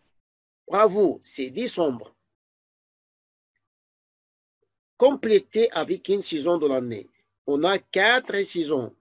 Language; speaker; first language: French; non-native, fluent; Arabic